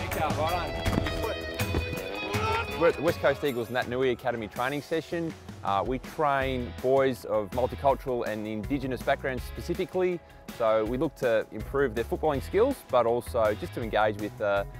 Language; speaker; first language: English; native; English